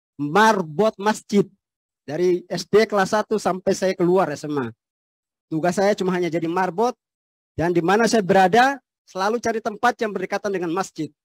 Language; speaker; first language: Indonesian; native; Indonesian